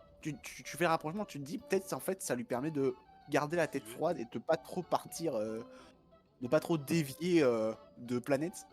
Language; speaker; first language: French; native; French